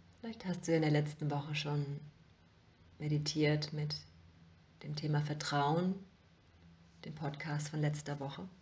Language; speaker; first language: German; native; German